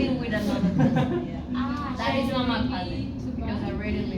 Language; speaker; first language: English; non-native, learner; Spanish